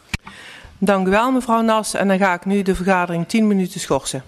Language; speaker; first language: Dutch; native; Dutch